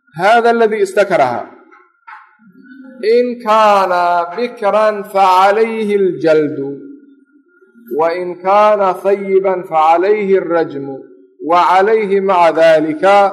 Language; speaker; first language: Arabic; non-native, local second language; Somali